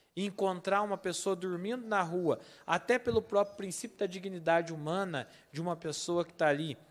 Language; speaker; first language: Portuguese; native; Portuguese